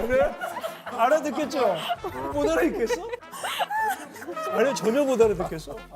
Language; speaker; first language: Korean; native; Korean